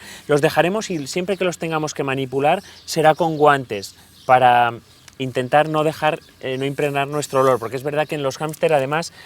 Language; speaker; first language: Spanish; native; Spanish